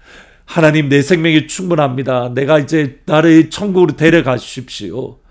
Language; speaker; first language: Korean; native; Korean